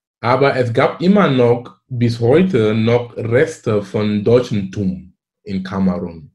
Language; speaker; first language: German; non-native, fluent; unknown